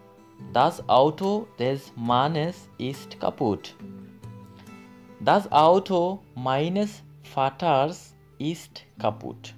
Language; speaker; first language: German; non-native, fluent; Bangla